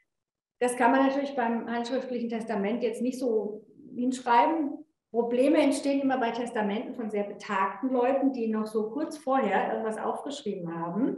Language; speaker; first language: German; native; German